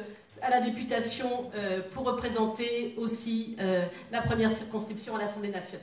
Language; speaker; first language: French; native; French